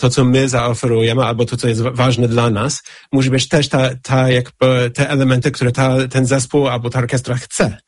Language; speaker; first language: Polish; non-native, fluent; English